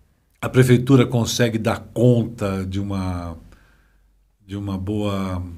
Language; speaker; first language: Portuguese; native; Portuguese